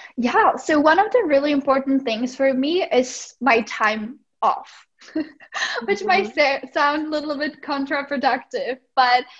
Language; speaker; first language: English; non-native, fluent; Czech